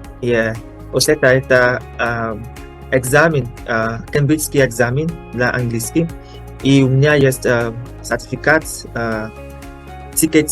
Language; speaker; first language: Russian; non-native, learner; English